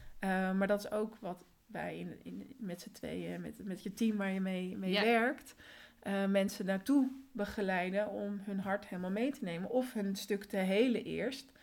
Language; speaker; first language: Dutch; early bilingual, other home language; Spanish